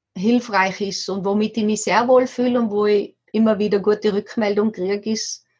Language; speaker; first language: German; native; German